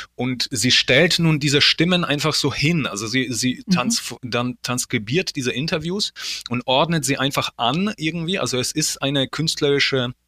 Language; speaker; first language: German; early bilingual, other home language; Polish